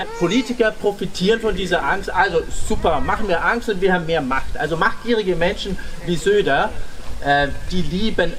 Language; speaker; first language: German; native; German